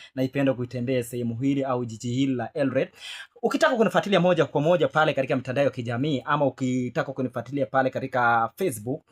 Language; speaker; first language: Swahili; non-native, local second language; Luyia